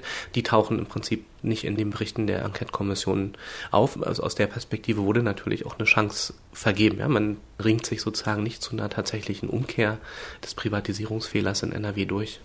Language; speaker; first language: German; native; German